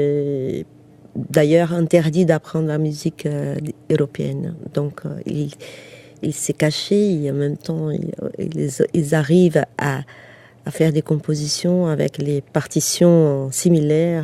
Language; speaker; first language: French; non-native, fluent; Portuguese